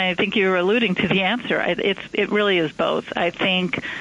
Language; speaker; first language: English; native; English